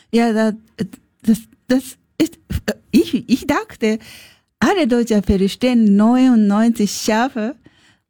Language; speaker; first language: German; non-native, learner; Japanese